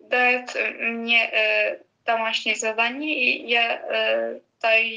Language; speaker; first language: Russian; non-native, learner; Azerbaijani